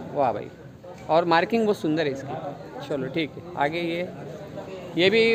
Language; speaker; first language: Hindi; non-native, local second language; Marathi